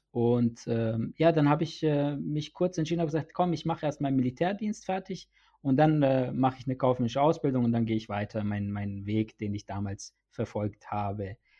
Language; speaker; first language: German; early bilingual, other home language; Bosnian